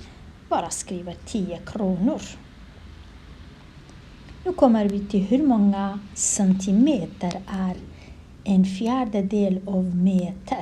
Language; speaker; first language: Swedish; non-native, learner; Kurdish